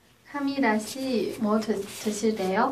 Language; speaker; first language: Korean; non-native, learner; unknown